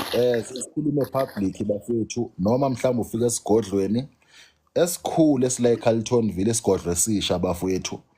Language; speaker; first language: Zulu; non-native, local second language; Xhosa